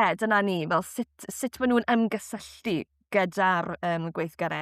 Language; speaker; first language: Welsh; native; Welsh